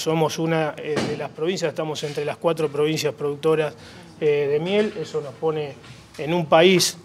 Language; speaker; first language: Spanish; native; Spanish